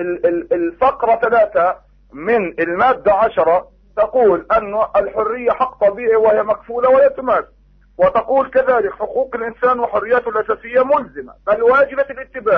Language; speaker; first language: Arabic; native; Arabic